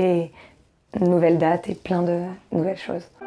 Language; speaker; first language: French; native; French